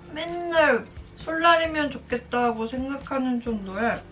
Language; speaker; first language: Korean; non-native, fluent; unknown